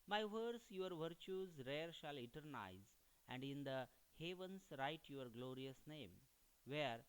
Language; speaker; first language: English; non-native, local second language; Marathi